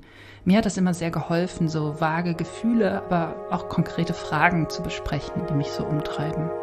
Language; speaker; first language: German; native; German